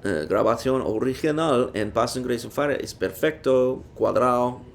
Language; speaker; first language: Spanish; non-native, learner; English